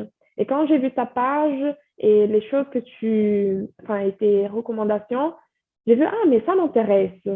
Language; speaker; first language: French; non-native, fluent; Portuguese